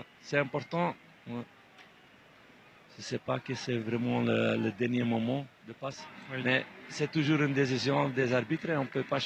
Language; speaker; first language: French; non-native, fluent; Dutch